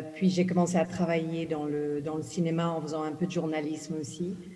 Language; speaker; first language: French; early bilingual, other home language; English